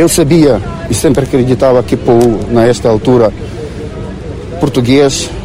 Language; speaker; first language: Portuguese; non-native, learner; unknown